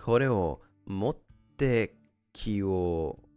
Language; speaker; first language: Japanese; non-native, learner; English